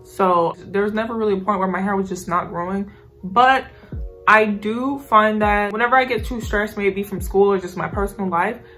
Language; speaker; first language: English; native; English